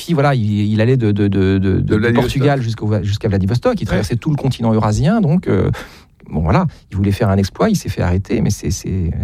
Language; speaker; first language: French; native; French